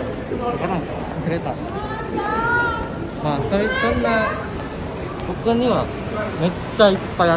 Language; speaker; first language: Japanese; non-native, learner; Indonesian